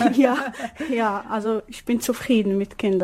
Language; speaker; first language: German; non-native, learner; Arabic